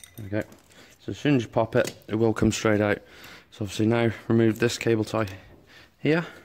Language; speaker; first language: English; native; English